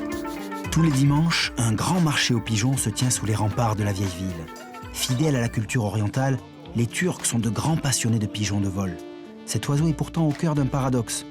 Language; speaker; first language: French; native; French